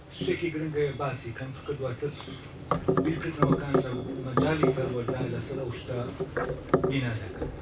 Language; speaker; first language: Central Kurdish; non-native, local second language; Gurani